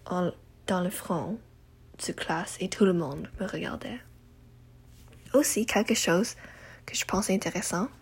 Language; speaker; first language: French; non-native, learner; English